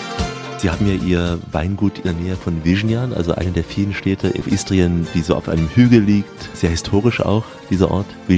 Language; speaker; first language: German; native; German